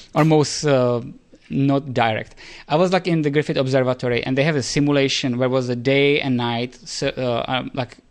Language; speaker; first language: English; non-native, fluent; Czech